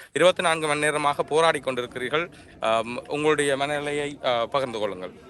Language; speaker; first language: Tamil; native; Tamil